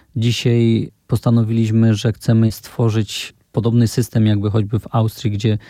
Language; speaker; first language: Polish; native; Polish